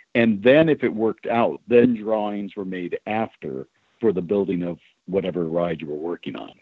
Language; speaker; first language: English; native; English